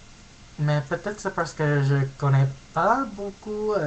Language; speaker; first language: French; non-native, learner; English